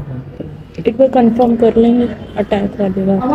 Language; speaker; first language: Hindi; native; Hindi